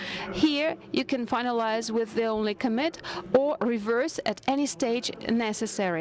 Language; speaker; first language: English; non-native, fluent; Russian